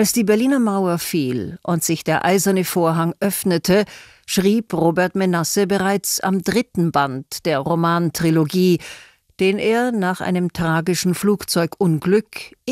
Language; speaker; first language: German; native; German